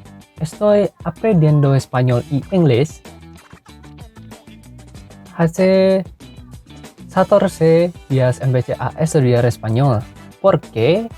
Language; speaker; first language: Spanish; non-native, learner; Indonesian